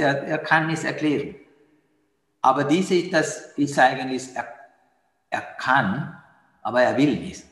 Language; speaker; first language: German; non-native, fluent; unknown